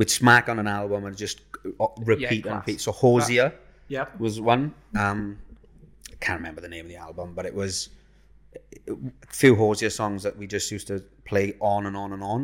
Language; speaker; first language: English; native; English